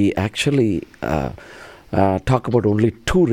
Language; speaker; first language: English; non-native, local second language; Malayalam